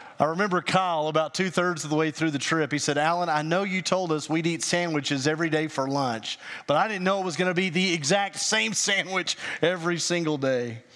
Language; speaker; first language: English; native; English